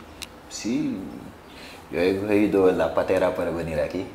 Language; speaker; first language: Spanish; non-native, learner; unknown